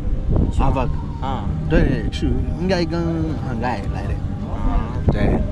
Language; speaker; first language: Chinese; non-native, learner; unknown